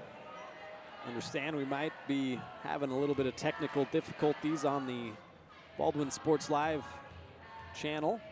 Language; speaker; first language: English; native; English